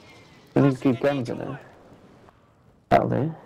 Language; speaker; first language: English; native; English